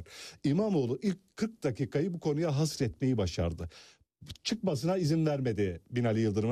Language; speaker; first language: Turkish; native; Turkish